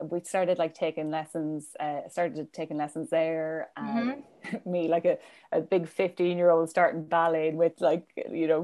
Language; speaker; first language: English; native; English